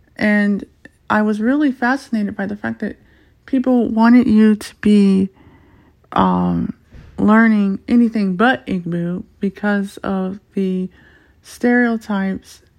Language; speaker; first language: English; native; English